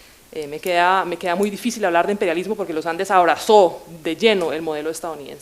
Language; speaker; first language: Spanish; native; Spanish